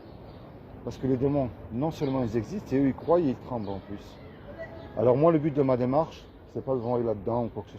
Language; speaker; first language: French; native; French